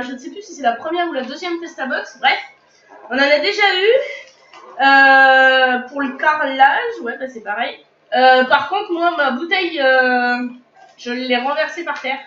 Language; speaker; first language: French; native; French